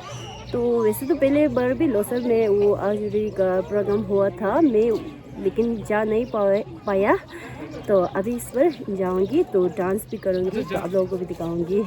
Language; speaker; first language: Hindi; non-native, local second language; Tibetan